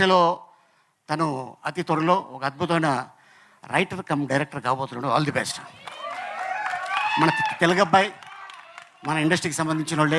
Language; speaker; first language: Telugu; native; Telugu